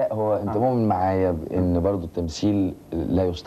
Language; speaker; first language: Arabic; native; Arabic